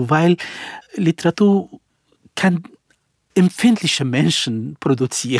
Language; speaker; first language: German; non-native, fluent; Kurdish